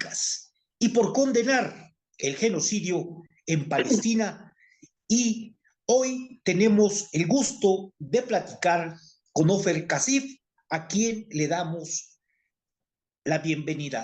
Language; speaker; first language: Spanish; native; Spanish